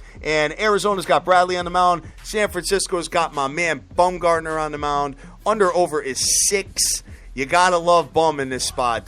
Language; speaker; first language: English; native; English